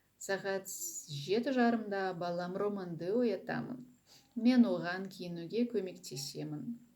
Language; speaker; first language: Kazakh; non-native, local second language; Russian